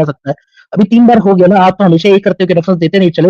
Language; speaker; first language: Hindi; native; Hindi